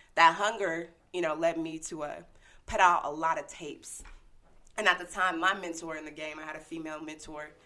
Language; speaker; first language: English; native; English